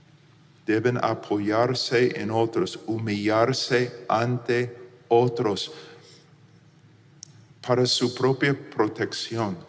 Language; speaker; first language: Spanish; non-native, fluent; English